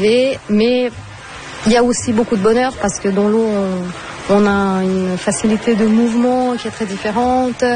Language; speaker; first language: French; non-native, fluent; Portuguese